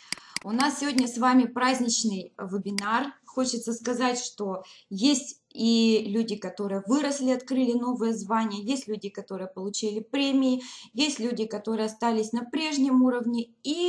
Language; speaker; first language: Russian; native; Russian